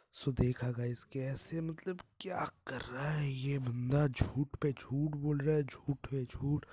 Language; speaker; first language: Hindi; non-native, local second language; Bangla